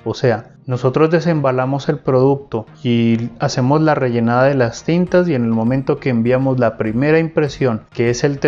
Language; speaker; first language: Spanish; native; Spanish